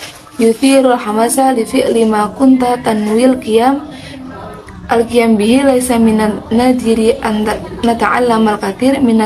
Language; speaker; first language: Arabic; non-native, learner; Indonesian